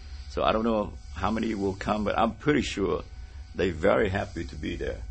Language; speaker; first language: English; non-native, fluent; Vietnamese